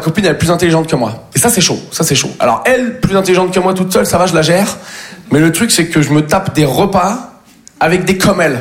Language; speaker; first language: French; native; French